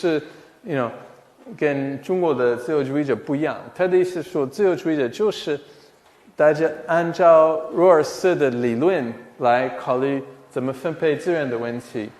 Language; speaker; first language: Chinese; non-native, fluent; English